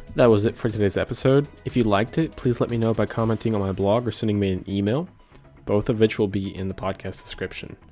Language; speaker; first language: English; native; English